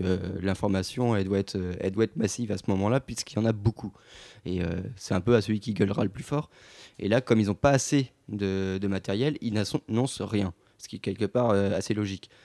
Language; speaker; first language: French; native; French